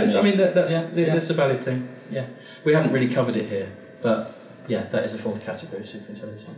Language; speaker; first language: English; native; English